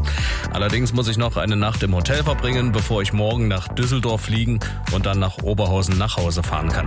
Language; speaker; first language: German; native; German